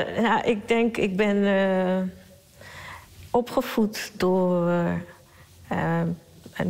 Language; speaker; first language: Dutch; early bilingual, other home language; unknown